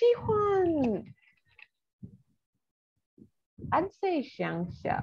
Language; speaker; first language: Chinese; non-native, learner; English